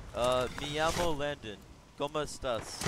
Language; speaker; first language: Spanish; non-native, learner; English